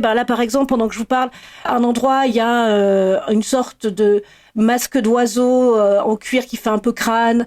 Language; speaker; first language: French; native; French